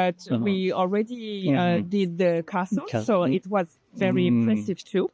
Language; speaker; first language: English; non-native, learner; French